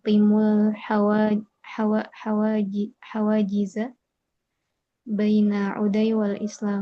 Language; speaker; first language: Arabic; non-native, learner; Indonesian